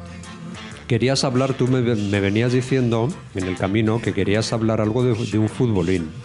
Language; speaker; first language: Spanish; native; Spanish